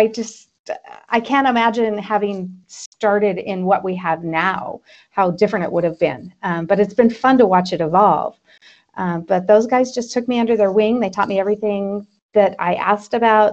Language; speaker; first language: English; native; English